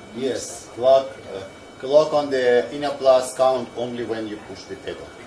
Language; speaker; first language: English; non-native, fluent; Russian